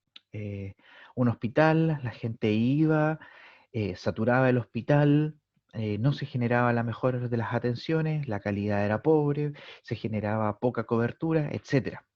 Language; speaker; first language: Spanish; native; Spanish